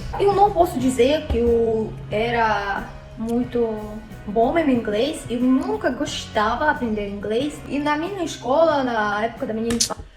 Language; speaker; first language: Portuguese; non-native, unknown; Russian